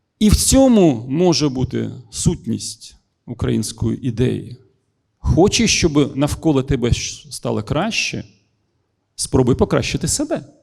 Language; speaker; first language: Ukrainian; non-native, local second language; Russian